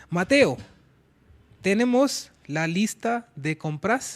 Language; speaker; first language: Spanish; non-native, learner; Hindi